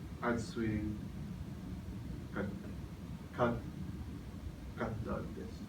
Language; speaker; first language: Japanese; non-native, learner; English